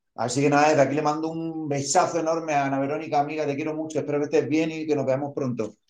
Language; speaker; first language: Spanish; native; Spanish